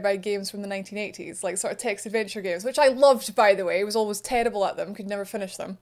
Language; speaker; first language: English; native; English